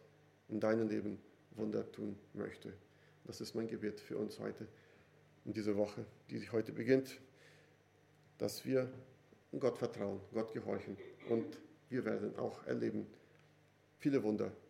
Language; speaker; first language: German; non-native, fluent; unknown